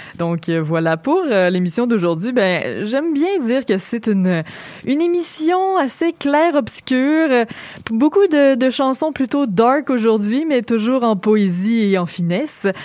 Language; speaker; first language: French; native; French